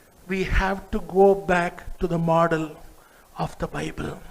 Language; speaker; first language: English; non-native, local second language; Tamil